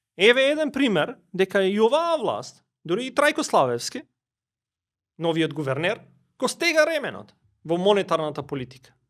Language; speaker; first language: Macedonian; non-native, local second language; Albanian